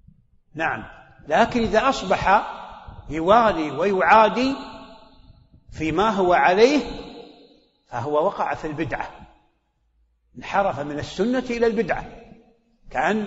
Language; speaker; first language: Arabic; native; Arabic